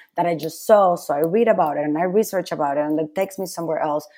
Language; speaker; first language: English; non-native, fluent; Spanish